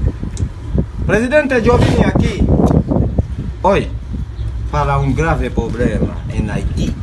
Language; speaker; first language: Spanish; non-native, learner; Haitian Creole